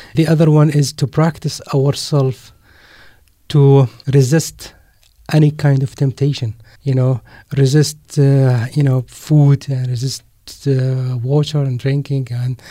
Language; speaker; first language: English; non-native, fluent; Arabic